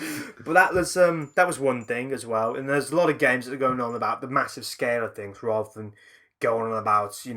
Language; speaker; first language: English; native; English